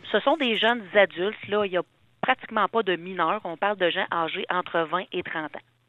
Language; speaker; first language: French; native; French